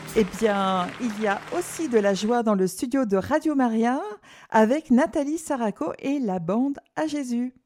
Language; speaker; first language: French; native; French